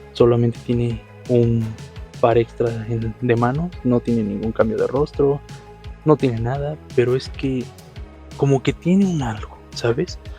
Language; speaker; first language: Spanish; native; Spanish